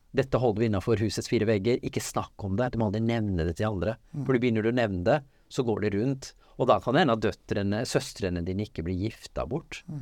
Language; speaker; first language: Norwegian; early bilingual, other home language; Urdu